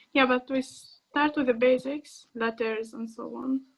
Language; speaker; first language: English; non-native, learner; Arabic